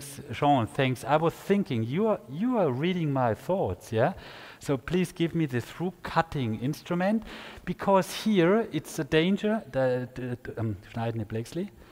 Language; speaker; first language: English; non-native, fluent; German